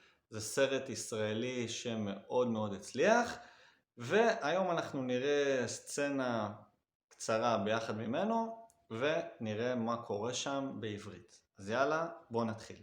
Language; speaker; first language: Hebrew; native; Hebrew